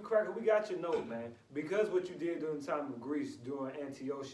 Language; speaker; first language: English; native; English